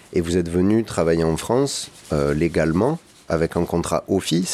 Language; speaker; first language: French; native; French